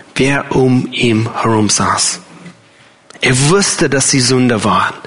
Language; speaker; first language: German; non-native, fluent; English